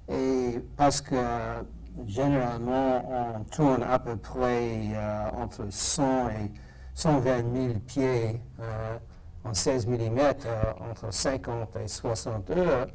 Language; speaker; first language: French; non-native, fluent; English